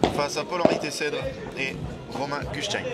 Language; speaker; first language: French; native; French